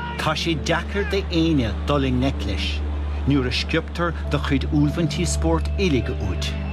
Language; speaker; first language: Irish; native; Irish